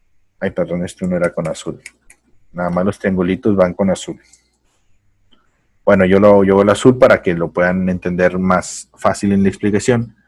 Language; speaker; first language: Spanish; native; Spanish